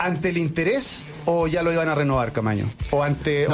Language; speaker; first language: Spanish; native; Spanish